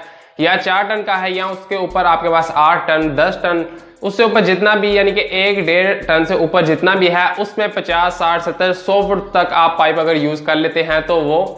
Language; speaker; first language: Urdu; non-native, local second language; Punjabi